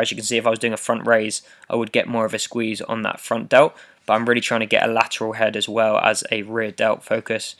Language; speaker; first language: English; native; English